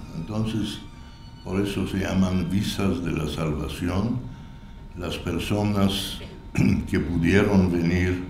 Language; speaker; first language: Spanish; non-native, fluent; German